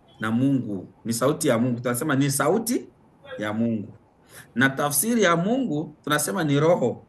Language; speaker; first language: Swahili; native; Swahili